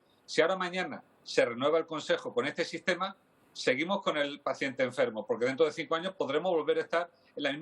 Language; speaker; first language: Spanish; native; Spanish